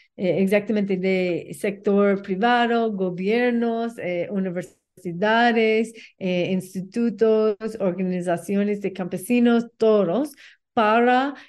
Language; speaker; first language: Spanish; non-native, learner; English